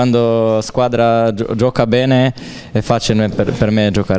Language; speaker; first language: Italian; non-native, learner; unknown